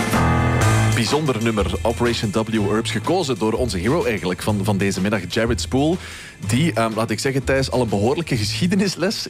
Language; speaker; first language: Dutch; native; Dutch